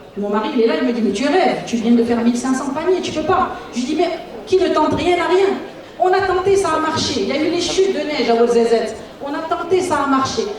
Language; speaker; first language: French; non-native, local second language; Arabic